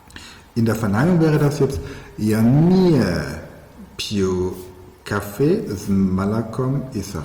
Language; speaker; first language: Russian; non-native, learner; German